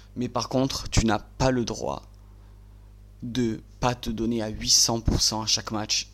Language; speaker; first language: French; native; French